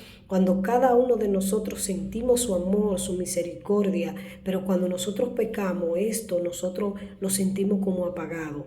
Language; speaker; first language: Spanish; native; Spanish